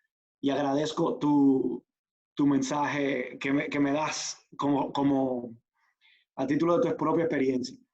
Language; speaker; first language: Spanish; native; Spanish